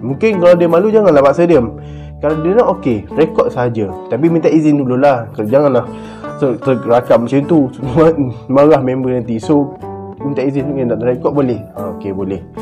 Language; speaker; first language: Malay; native; Malay